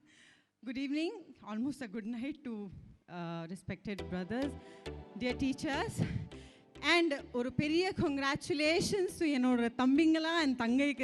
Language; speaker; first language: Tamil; non-native, fluent; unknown